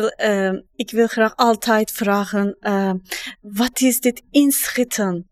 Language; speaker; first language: Dutch; non-native, learner; Turkish